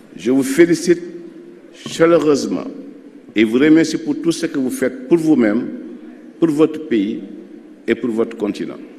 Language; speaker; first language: French; non-native, local second language; Wolof